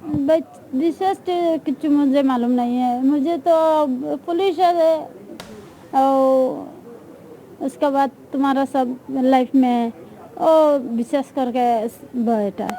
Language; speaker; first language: Hindi; non-native, local second language; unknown